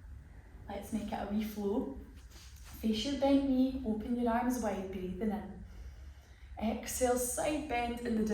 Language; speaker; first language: English; native; English